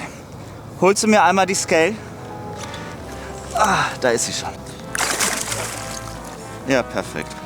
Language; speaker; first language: German; native; German